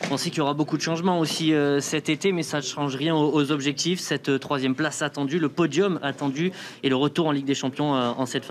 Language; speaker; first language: French; native; French